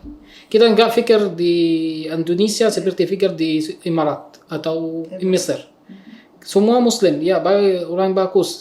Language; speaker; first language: Indonesian; non-native, learner; Arabic